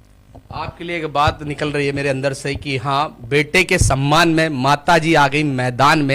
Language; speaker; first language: Hindi; native; Hindi